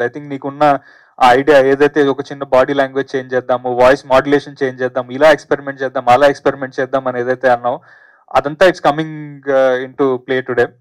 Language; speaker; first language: Telugu; native; Telugu